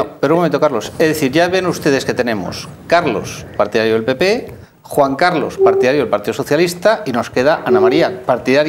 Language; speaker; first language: Spanish; native; Spanish